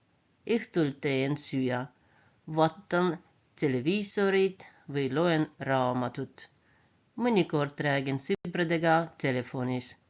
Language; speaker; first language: Estonian; non-native, local second language; Russian